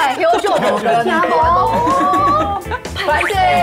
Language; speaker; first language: Japanese; non-native, learner; Chinese